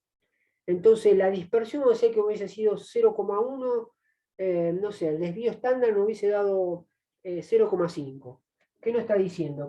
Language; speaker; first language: Spanish; native; Spanish